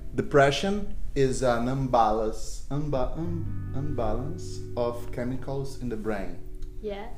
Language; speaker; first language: English; non-native, fluent; Portuguese